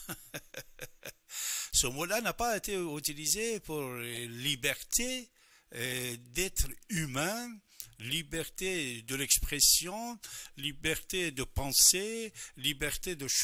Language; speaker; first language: French; non-native, fluent; Persian